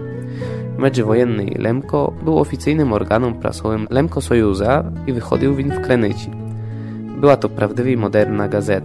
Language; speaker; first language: Polish; non-native, local second language; Rusyn